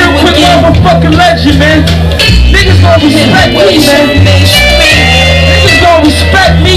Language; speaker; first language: English; native; English